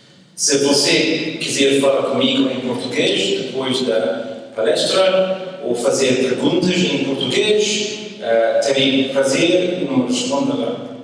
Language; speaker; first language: Portuguese; early bilingual, heritage; English